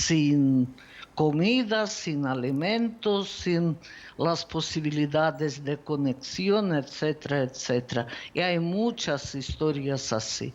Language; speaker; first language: Spanish; non-native, fluent; Ukrainian